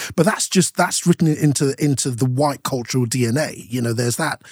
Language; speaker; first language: English; non-native, local second language; Yoruba